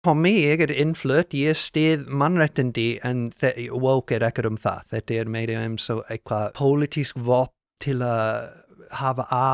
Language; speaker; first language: Icelandic; non-native, learner; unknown